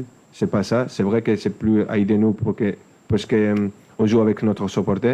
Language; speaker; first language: French; non-native, fluent; Spanish